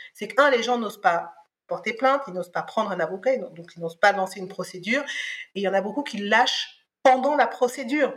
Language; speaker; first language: French; early bilingual, other home language; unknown